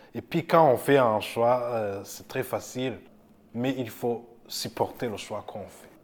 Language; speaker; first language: French; non-native, local second language; Rundi